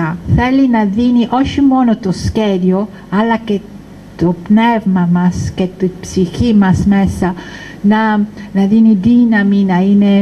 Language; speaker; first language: Greek; non-native, learner; Italian